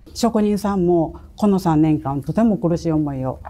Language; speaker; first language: Japanese; native; Japanese